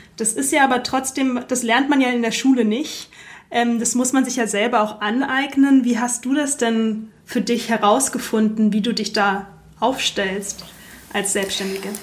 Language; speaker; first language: German; native; German